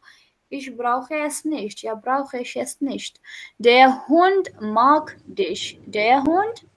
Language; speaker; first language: German; non-native, learner; Hindi